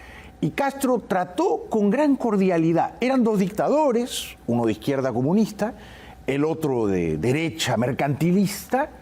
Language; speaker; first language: Spanish; native; Spanish